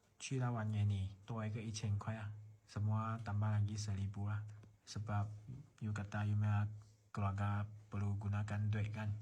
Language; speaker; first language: Malay; non-native, local second language; Chinese